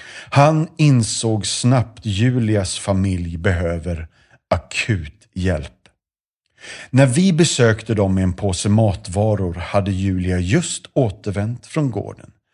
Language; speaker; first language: Swedish; native; Swedish